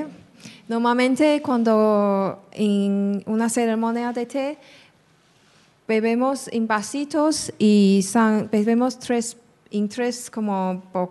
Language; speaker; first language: Spanish; non-native, fluent; Chinese